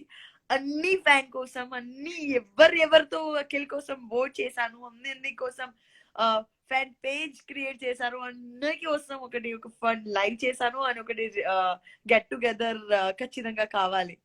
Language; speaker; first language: Telugu; non-native, learner; Gujarati